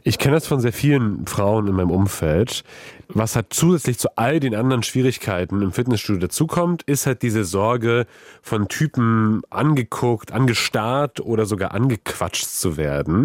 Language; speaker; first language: German; native; German